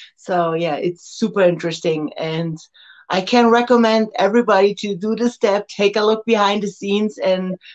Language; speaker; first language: English; non-native, fluent; German